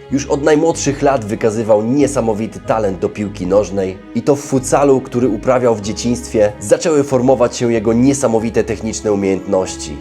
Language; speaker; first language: Polish; native; Polish